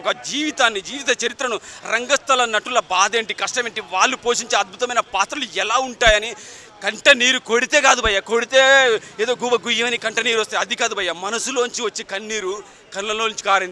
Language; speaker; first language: Telugu; native; Telugu